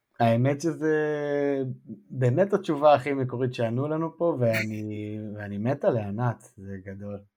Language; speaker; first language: Hebrew; native; Hebrew